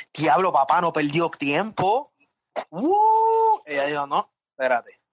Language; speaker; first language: Spanish; native; Spanish